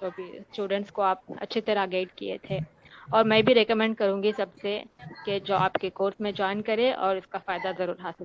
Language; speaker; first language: Hindi; native; Hindi